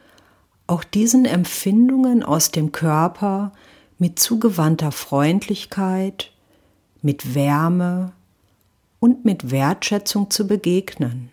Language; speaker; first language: German; native; German